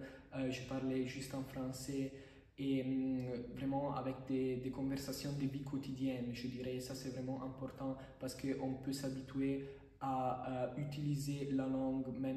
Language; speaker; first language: French; non-native, fluent; Italian